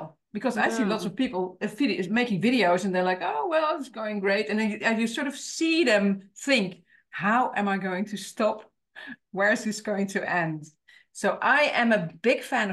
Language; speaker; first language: English; non-native, fluent; Dutch